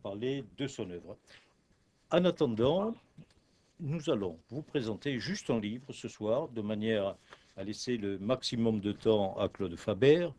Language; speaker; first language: French; native; French